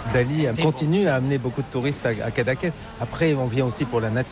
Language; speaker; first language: French; native; French